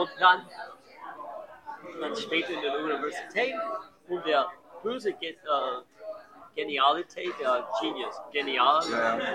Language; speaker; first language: German; non-native, learner; English